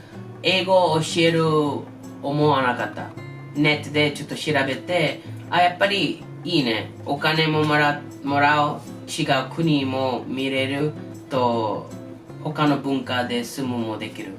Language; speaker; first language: Japanese; non-native, learner; English